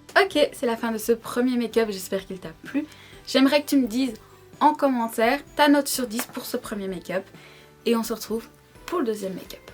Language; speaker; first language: French; native; French